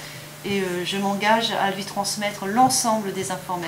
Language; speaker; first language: French; native; French